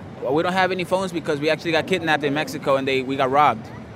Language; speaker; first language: English; native; English